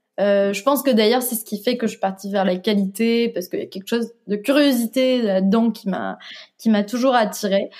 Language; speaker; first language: French; non-native, local second language; Arabic